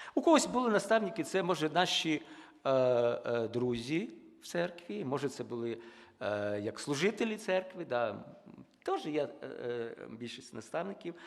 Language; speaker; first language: Ukrainian; non-native, local second language; Russian